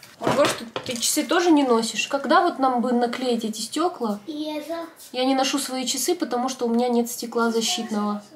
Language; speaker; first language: Russian; native; Russian